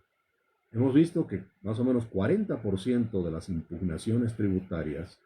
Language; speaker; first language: Spanish; native; Spanish